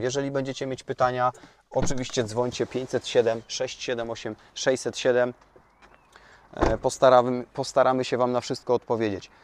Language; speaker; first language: Polish; native; Polish